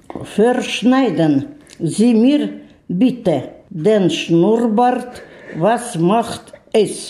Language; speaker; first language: German; non-native, learner; Russian